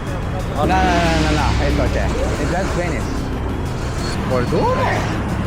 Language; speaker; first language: English; non-native, learner; Japanese